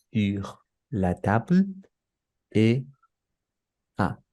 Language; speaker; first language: French; non-native, learner; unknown